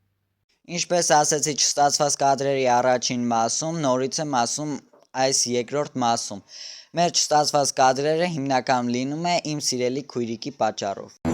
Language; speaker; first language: Armenian; early bilingual, heritage; Armenian